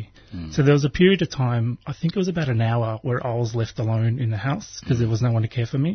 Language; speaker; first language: English; non-native, local second language; Croatian